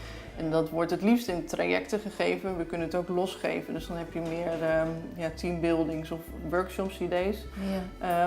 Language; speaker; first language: Dutch; native; Dutch